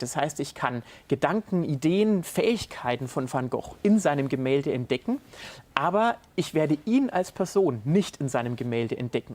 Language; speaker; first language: German; native; German